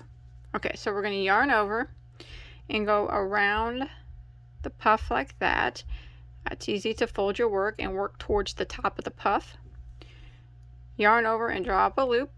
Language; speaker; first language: English; native; English